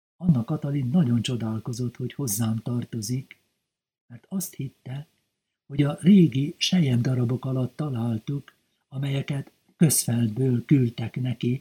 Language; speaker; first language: Hungarian; native; Hungarian